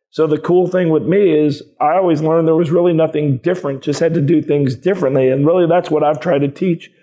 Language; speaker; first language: English; native; English